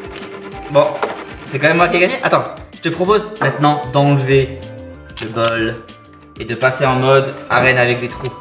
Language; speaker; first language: French; native; French